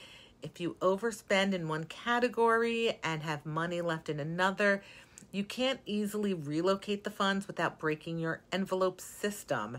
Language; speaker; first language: English; native; English